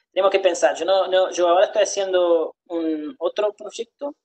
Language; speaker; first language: Spanish; non-native, fluent; Portuguese